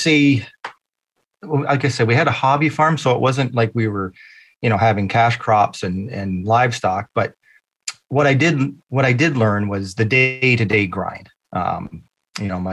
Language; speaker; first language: English; native; English